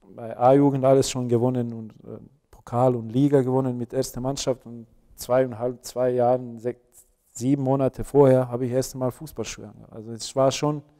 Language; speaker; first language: German; non-native, fluent; Bosnian